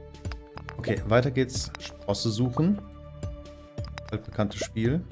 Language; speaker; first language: German; native; German